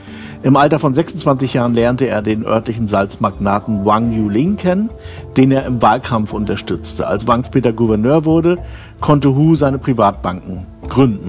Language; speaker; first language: German; native; German